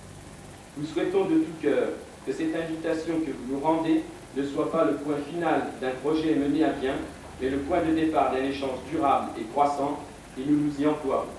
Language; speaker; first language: French; native; French